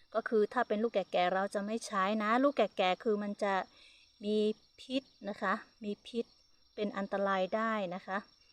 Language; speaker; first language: Thai; non-native, local second language; Hmong